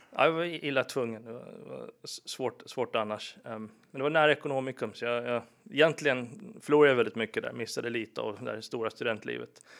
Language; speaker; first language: Swedish; early bilingual, other home language; English